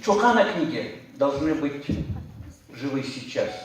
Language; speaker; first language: Russian; non-native, local second language; Uyghur